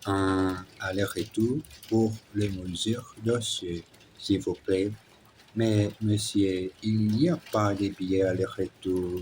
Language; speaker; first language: French; non-native, learner; Portuguese